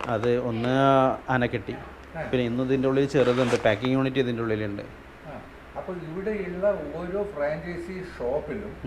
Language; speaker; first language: Malayalam; native; Malayalam